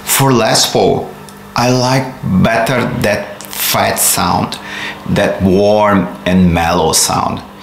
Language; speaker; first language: English; non-native, fluent; Portuguese